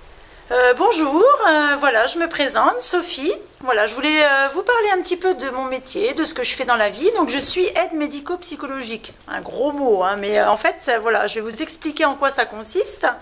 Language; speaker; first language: French; native; French